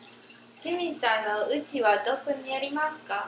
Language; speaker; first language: Japanese; non-native, learner; English